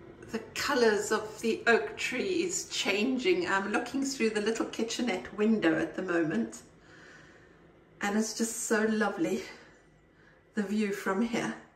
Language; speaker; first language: English; native; English